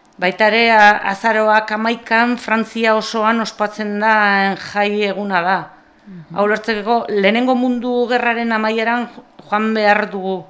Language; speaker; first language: Basque; non-native, local second language; Spanish